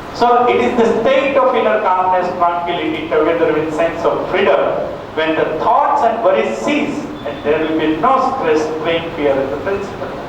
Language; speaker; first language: English; non-native, local second language; Gujarati